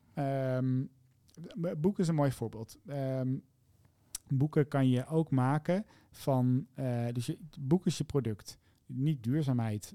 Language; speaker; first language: Dutch; native; Dutch